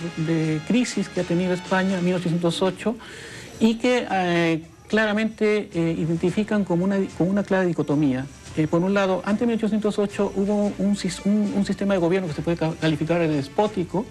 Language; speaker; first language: Spanish; native; Spanish